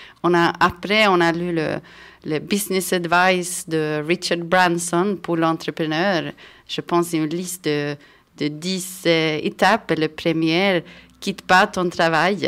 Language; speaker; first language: French; non-native, fluent; Swedish